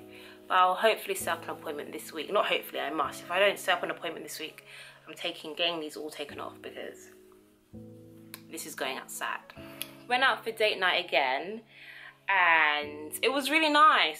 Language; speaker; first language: English; native; English